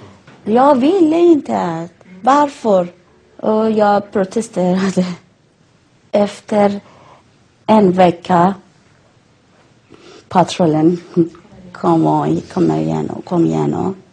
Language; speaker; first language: Swedish; non-native, learner; Persian